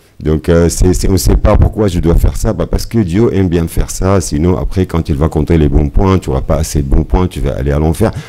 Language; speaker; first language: French; non-native, fluent; Arabic